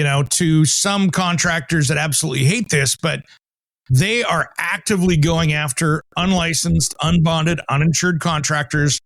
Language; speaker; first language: English; native; English